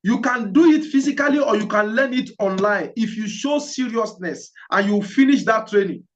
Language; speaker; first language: English; non-native, local second language; Yoruba